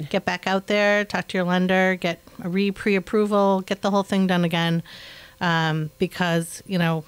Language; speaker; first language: English; native; English